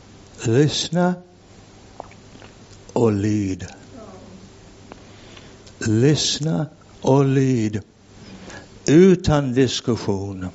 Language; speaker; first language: Swedish; non-native, fluent; English